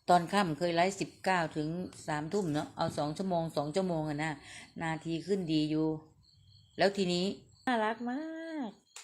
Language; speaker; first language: Thai; non-native, local second language; Northeastern Thai